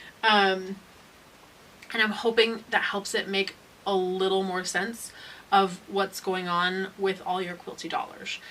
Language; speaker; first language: English; native; English